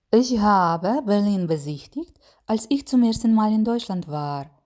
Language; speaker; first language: German; non-native, fluent; Ukrainian